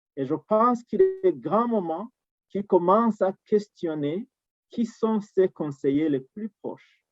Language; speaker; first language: French; non-native, local second language; Rundi